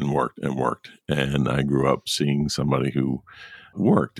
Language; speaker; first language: English; native; English